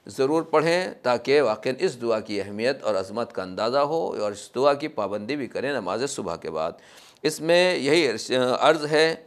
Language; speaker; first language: Hindi; native; Hindi